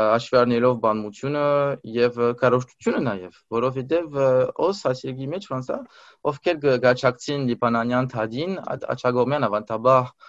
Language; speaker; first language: Armenian; early bilingual, heritage; Armenian